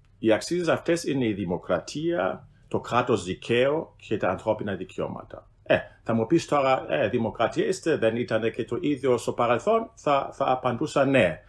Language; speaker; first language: Greek; non-native, fluent; German